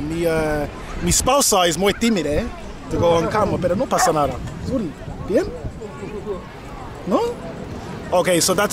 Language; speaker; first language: Spanish; non-native, learner; English